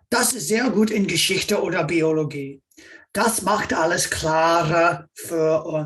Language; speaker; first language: German; non-native, fluent; English